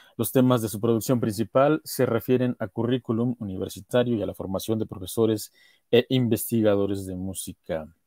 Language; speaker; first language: Spanish; native; Spanish